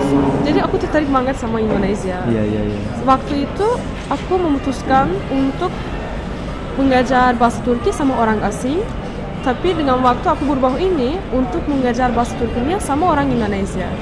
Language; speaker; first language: Indonesian; non-native, fluent; Turkish